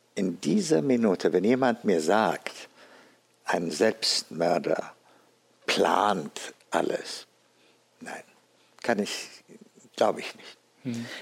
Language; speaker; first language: German; non-native, fluent; Amharic